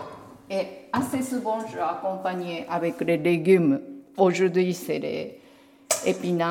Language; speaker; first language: French; non-native, learner; Japanese